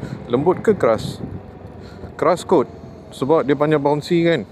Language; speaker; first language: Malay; non-native, local second language; Tamil